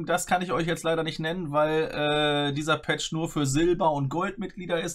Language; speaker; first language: German; native; German